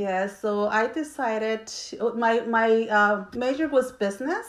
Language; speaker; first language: English; early bilingual, other home language; Spanish